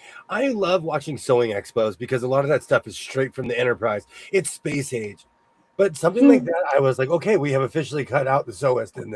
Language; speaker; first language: English; native; English